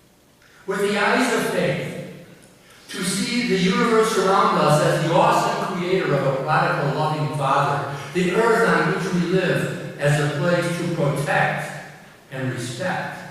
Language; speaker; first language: English; native; English